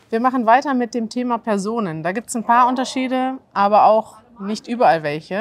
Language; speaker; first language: German; native; German